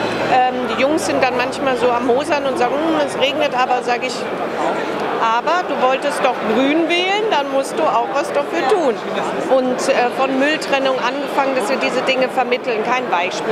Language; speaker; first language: German; native; German